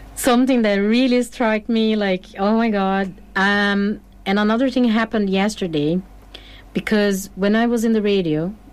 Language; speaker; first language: English; non-native, fluent; Portuguese